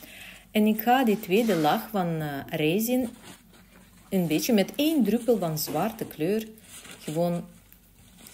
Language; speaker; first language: Dutch; non-native, learner; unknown